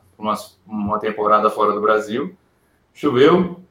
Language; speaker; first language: Portuguese; native; Portuguese